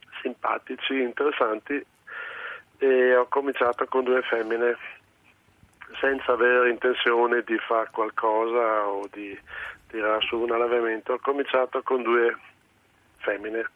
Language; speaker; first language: Italian; non-native, local second language; German